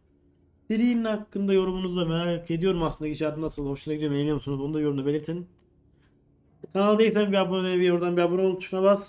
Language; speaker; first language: Turkish; native; Turkish